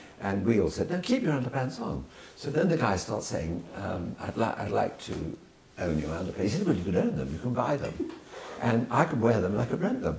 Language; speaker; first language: English; native; English